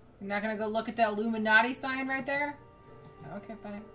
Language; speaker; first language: English; native; English